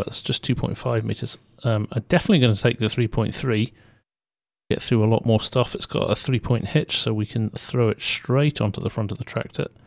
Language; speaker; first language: English; native; English